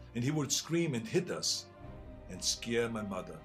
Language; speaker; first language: English; non-native, fluent; German